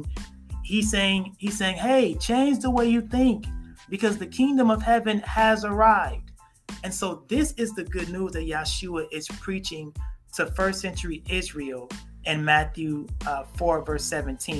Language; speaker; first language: English; native; English